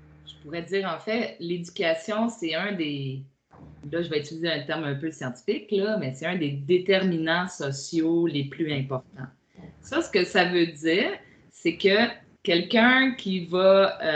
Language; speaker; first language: French; native; French